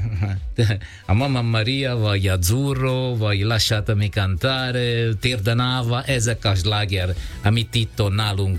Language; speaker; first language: Hungarian; non-native, learner; Italian